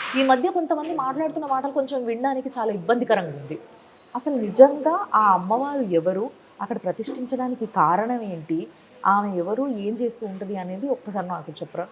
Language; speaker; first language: Telugu; native; Telugu